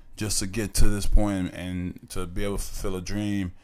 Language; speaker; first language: English; native; English